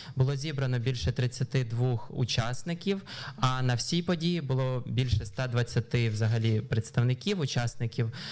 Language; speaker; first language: Ukrainian; native; Ukrainian